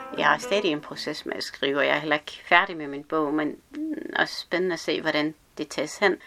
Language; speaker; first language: Danish; early bilingual, other home language; Arabic